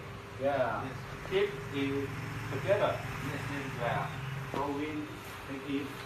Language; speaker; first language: English; non-native, learner; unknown